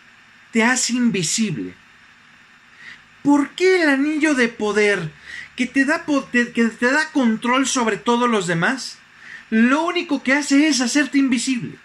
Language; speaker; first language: Spanish; native; Spanish